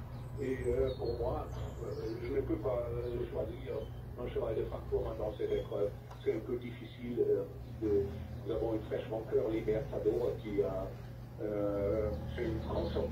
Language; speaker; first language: French; non-native, fluent; German